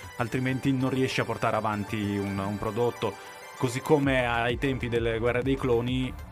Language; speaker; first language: Italian; native; Italian